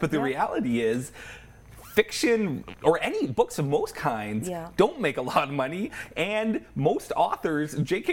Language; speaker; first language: English; native; English